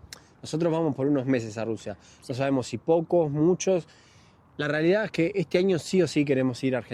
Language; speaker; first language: Spanish; native; Spanish